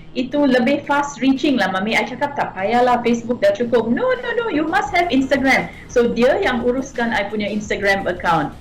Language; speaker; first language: Malay; non-native, local second language; Tamil